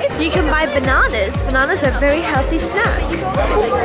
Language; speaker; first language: English; native; English